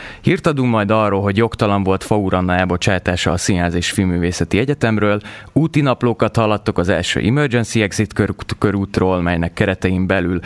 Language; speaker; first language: Hungarian; native; Hungarian